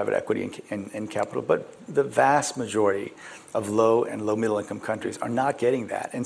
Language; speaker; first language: English; early bilingual, other home language; Korean